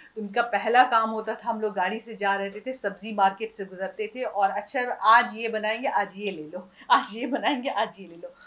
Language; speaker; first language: Hindi; native; Hindi